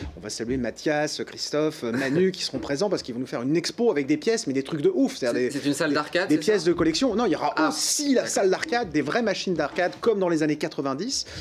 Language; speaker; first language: French; native; French